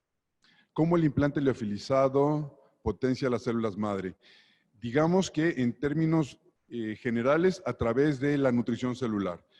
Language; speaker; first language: Spanish; native; Spanish